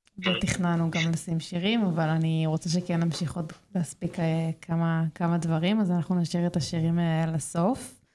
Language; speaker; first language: Hebrew; native; Hebrew